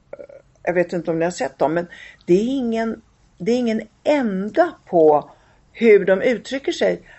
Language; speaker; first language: Swedish; early bilingual, other home language; Italian